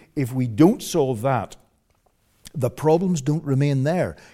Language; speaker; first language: English; native; English